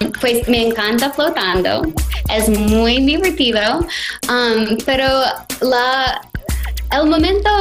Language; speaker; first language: Spanish; non-native, fluent; English